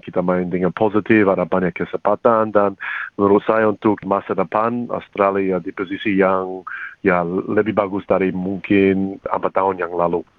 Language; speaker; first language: Indonesian; early bilingual, heritage; English